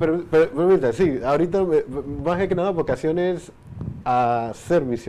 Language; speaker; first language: Spanish; native; Spanish